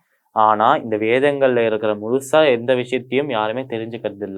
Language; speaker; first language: Tamil; native; Tamil